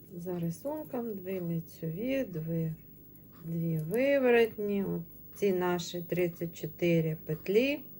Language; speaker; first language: Ukrainian; non-native, local second language; Russian